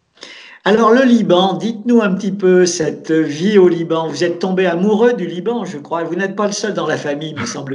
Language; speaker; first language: French; native; French